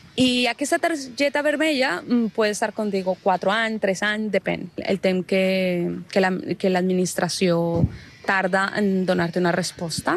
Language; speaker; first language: Catalan; non-native, learner; Spanish